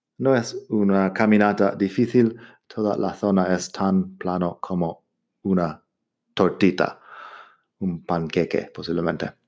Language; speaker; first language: Spanish; non-native, fluent; English